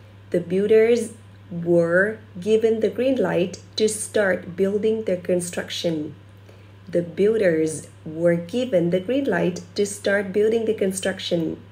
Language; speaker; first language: English; non-native, fluent; Vietnamese